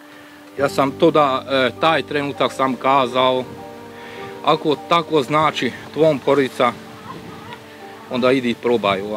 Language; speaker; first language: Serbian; non-native, local second language; Hungarian